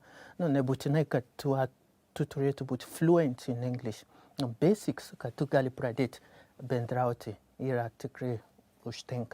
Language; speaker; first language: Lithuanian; non-native, learner; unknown